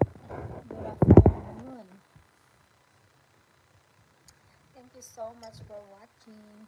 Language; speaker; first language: English; non-native, learner; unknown